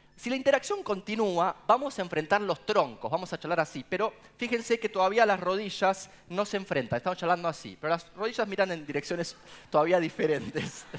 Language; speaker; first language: Spanish; native; Spanish